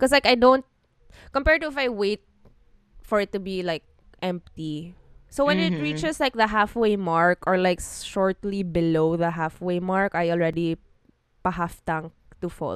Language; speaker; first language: English; non-native, local second language; Cebuano